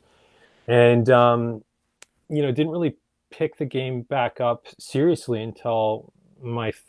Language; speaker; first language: English; native; English